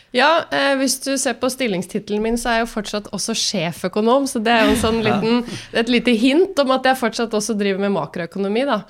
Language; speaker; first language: Norwegian; native; Norwegian